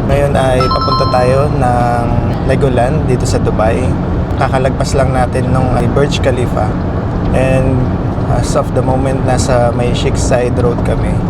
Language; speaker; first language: Filipino; native; Filipino